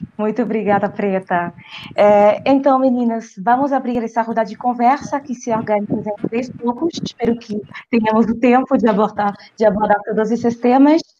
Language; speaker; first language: Portuguese; non-native, fluent; French